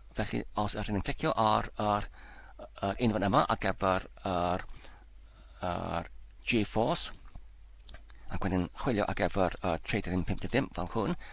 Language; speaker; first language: Welsh; non-native, learner; Polish